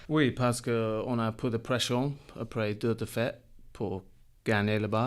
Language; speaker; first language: French; non-native, learner; English